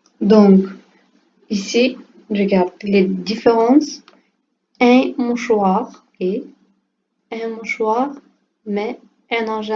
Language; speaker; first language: French; non-native, learner; Portuguese